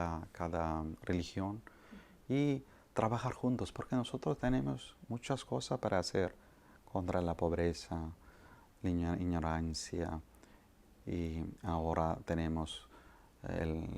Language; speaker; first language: Spanish; non-native, fluent; Malayalam